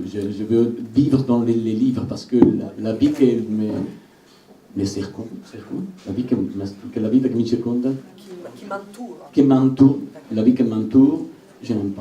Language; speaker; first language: French; non-native, learner; Italian